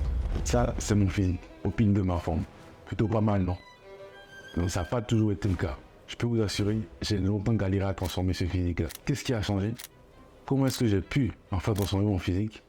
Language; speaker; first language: French; native; French